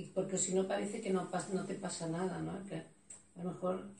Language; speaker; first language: Spanish; non-native, fluent; Swedish